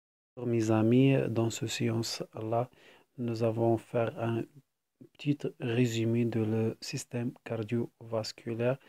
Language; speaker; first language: French; non-native, fluent; Arabic